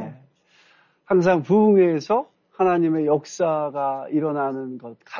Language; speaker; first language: Korean; native; Korean